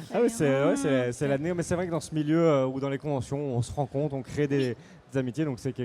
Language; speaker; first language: French; native; French